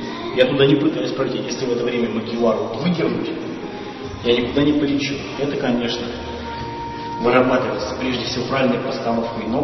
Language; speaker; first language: Russian; native; Russian